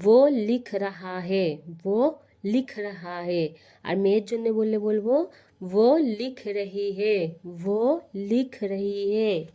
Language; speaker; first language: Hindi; non-native, fluent; Bangla